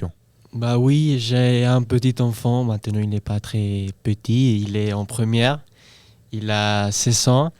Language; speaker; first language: French; non-native, learner; Spanish